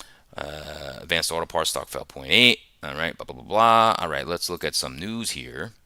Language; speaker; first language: English; native; English